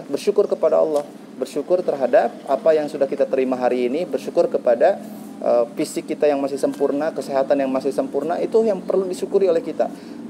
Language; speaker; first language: Indonesian; native; Indonesian